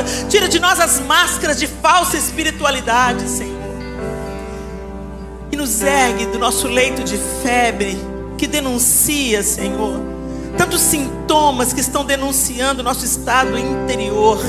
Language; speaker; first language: Portuguese; native; Portuguese